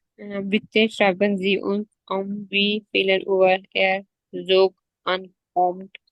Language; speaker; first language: German; non-native, learner; Urdu